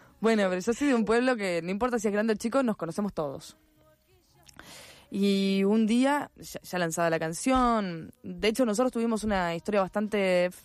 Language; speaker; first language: Spanish; native; Spanish